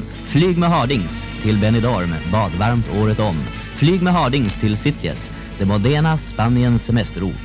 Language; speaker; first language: Swedish; native; Swedish